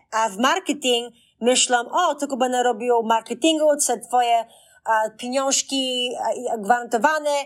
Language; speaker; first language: Polish; early bilingual, heritage; Polish